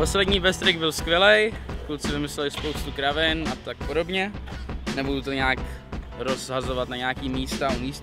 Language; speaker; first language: Czech; native; Czech